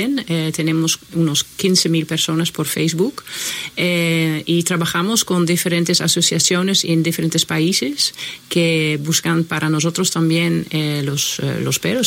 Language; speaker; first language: Spanish; non-native, fluent; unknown